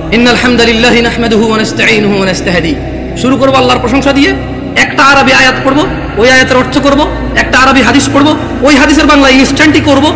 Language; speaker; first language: Bangla; early bilingual, heritage; Bangla